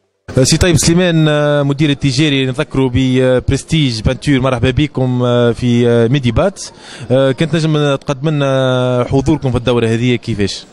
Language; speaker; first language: Arabic; native; Arabic